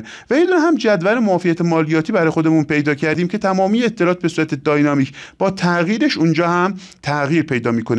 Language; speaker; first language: Persian; native; Persian